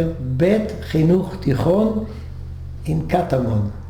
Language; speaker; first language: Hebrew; non-native, fluent; French